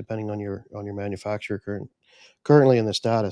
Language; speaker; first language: English; native; English